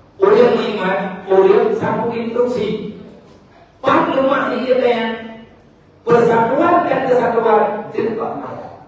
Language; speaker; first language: Malay; non-native, local second language; Achinese